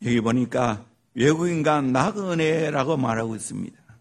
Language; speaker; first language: Korean; native; Korean